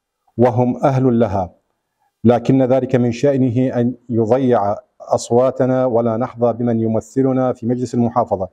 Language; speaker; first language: Arabic; native; Arabic